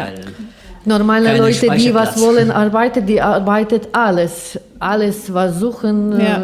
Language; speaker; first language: German; non-native, learner; Ukrainian